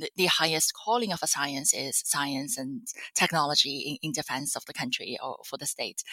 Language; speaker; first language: English; non-native, fluent; Chinese